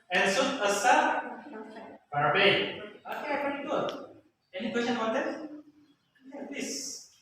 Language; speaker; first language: English; non-native, learner; Indonesian